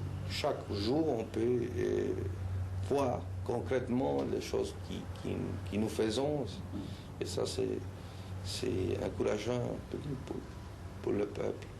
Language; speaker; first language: French; non-native, fluent; Spanish